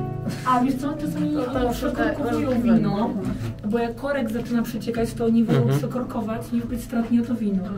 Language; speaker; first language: Polish; native; Polish